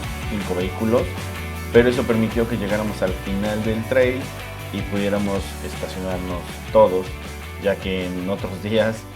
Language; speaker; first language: Spanish; native; Spanish